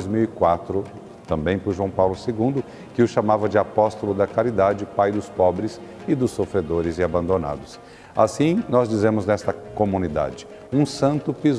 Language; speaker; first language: Portuguese; native; Portuguese